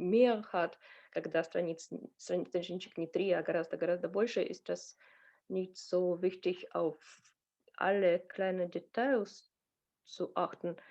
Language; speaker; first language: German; non-native, learner; Russian